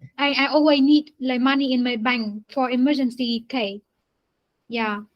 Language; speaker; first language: English; non-native, learner; Vietnamese